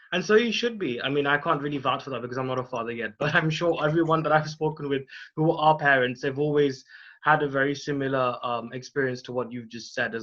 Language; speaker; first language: English; non-native, local second language; Hindi